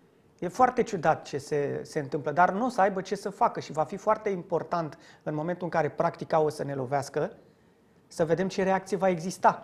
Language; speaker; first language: Romanian; native; Romanian